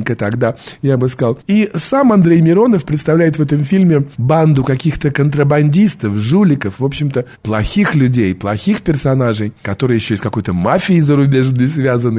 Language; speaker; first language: Russian; native; Russian